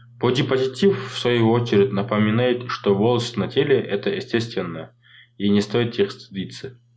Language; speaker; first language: Russian; non-native, local second language; Kazakh